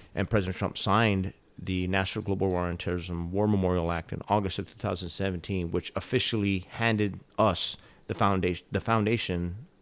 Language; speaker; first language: English; native; English